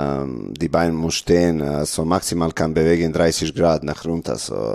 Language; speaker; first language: German; non-native, learner; Serbian